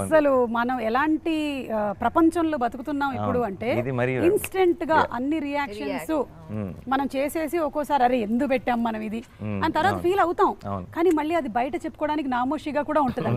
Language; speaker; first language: Telugu; native; Telugu